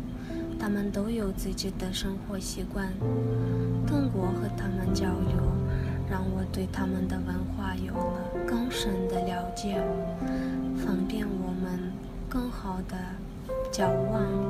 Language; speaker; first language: Chinese; non-native, learner; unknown